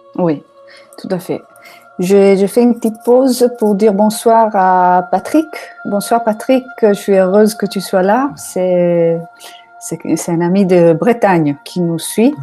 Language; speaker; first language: French; non-native, fluent; Italian